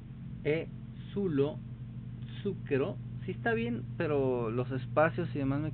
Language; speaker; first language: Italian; non-native, learner; Spanish